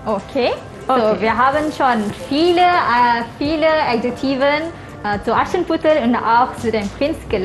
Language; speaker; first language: German; non-native, fluent; Malay